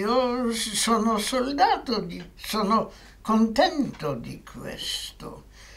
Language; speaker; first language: Italian; non-native, fluent; Polish